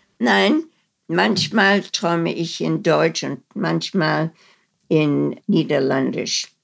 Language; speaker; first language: German; early bilingual, heritage; German